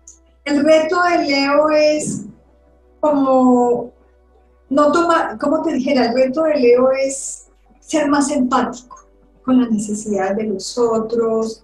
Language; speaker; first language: Spanish; native; Spanish